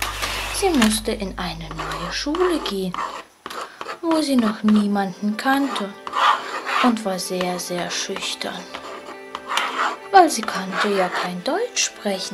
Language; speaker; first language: German; early bilingual, other home language; Russian